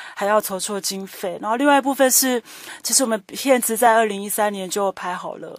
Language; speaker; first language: Chinese; native; Chinese